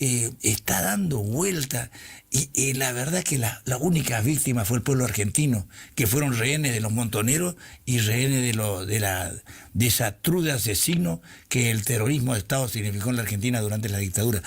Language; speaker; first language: Spanish; native; Spanish